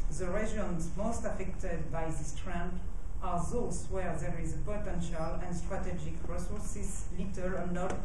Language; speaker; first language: English; non-native, fluent; French